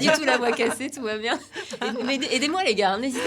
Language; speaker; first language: French; native; French